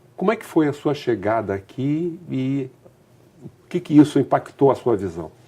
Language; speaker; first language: Portuguese; native; Portuguese